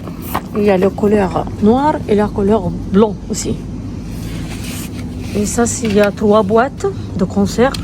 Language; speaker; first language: French; non-native, learner; Arabic